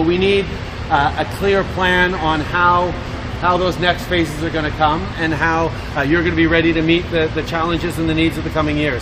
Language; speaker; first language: English; early bilingual, other home language; French